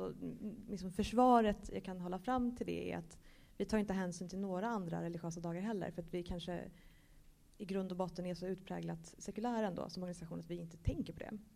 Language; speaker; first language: Swedish; native; Swedish